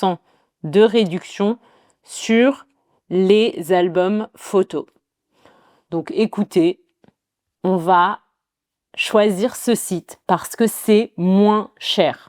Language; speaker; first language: French; native; French